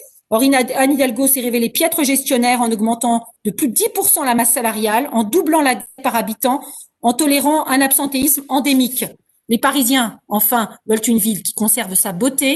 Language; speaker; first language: French; native; French